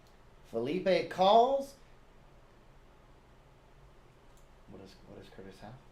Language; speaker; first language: English; native; English